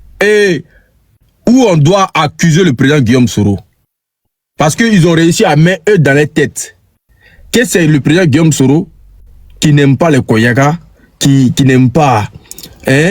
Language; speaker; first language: French; native; French